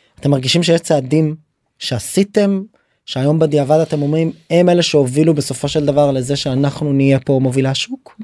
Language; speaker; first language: Hebrew; native; Hebrew